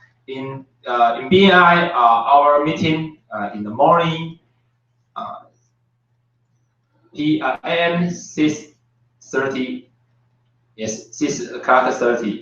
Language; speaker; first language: English; non-native, learner; Chinese